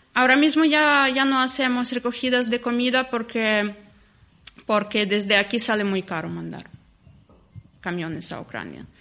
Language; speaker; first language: Spanish; non-native, fluent; Ukrainian